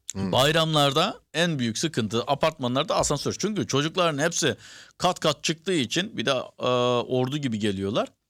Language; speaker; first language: Turkish; native; Turkish